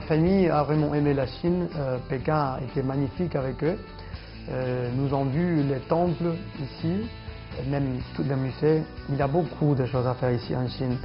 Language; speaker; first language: French; non-native, fluent; Spanish